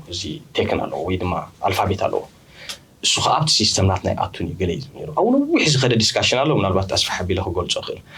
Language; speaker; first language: Tigrinya; early bilingual, heritage; Tigrinya